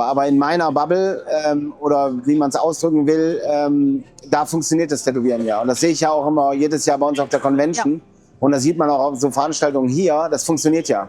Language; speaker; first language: German; native; German